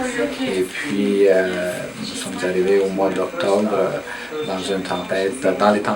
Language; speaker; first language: French; early bilingual, other home language; Turkish